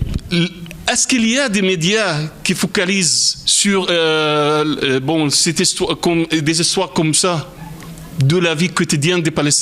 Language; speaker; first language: French; non-native, fluent; Arabic